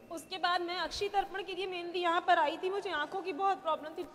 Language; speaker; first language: Hindi; native; Hindi